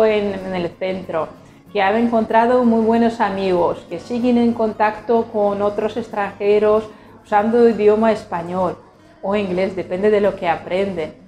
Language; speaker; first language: Spanish; non-native, fluent; Russian